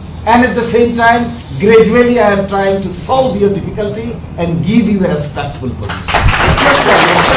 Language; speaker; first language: English; non-native, local second language; Bangla